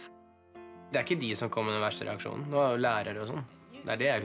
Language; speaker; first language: Norwegian; early bilingual, other home language; Russian